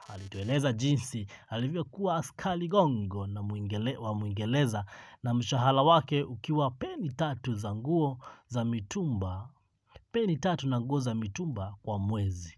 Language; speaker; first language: Swahili; non-native, local second language; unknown